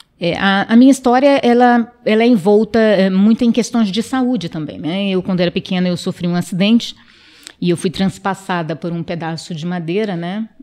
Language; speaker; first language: Portuguese; non-native, local second language; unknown